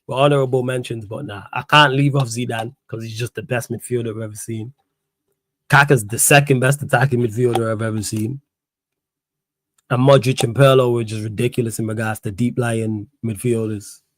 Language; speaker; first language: English; native; English